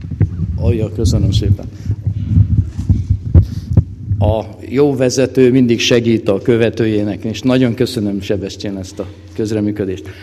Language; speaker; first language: Hungarian; native; Hungarian